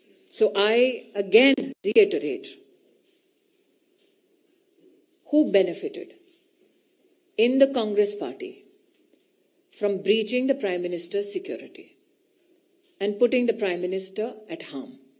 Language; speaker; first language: English; non-native, local second language; Hindi